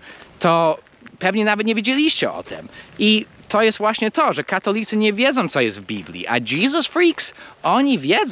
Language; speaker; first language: Polish; non-native, fluent; English